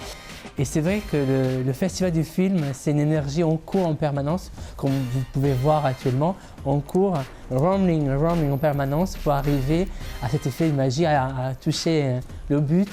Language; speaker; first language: French; non-native, fluent; Italian